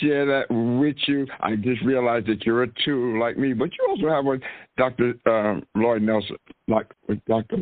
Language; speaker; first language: English; native; English